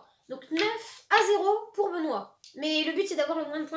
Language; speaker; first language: French; native; French